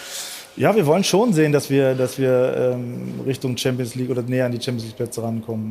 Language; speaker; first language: German; native; German